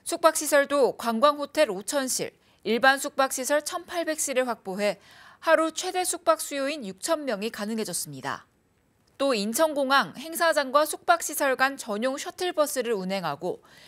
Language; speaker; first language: Korean; native; Korean